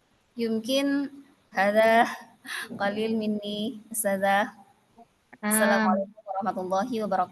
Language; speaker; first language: Arabic; non-native, learner; Indonesian